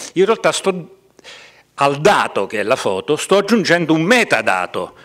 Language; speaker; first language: Italian; native; Italian